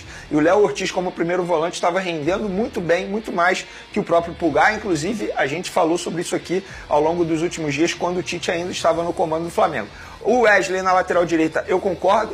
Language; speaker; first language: Portuguese; native; Portuguese